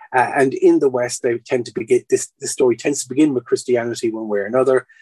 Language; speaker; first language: English; native; English